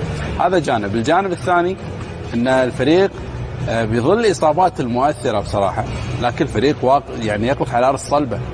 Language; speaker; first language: Arabic; native; Arabic